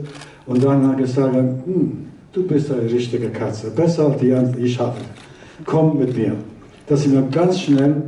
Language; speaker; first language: German; early bilingual, heritage; Italian